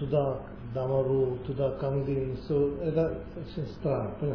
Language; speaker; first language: Russian; non-native, learner; Tibetan